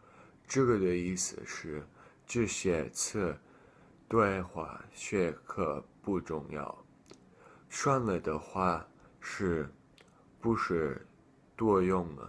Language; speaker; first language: Chinese; non-native, learner; English